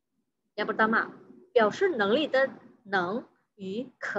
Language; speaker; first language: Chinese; non-native, fluent; Indonesian